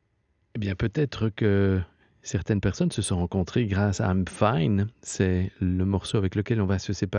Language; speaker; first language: French; native; French